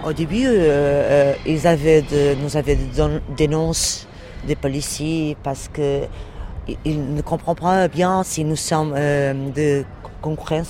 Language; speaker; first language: French; non-native, learner; Portuguese